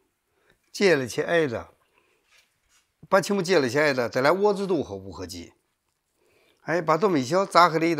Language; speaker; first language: Russian; non-native, learner; Chinese